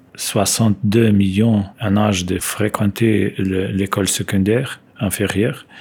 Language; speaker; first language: French; non-native, fluent; Portuguese